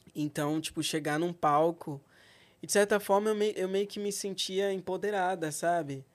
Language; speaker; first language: Portuguese; native; Portuguese